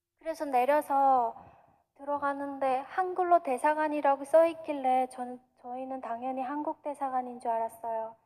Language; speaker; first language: Korean; native; Korean